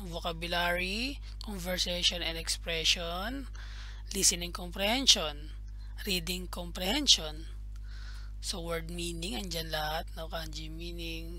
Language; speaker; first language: English; non-native, local second language; Filipino